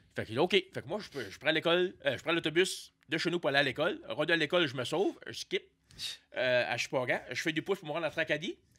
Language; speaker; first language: French; native; French